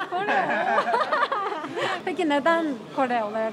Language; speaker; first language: Turkish; native; Turkish